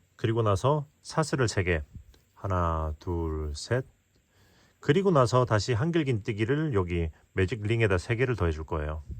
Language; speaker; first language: Korean; native; Korean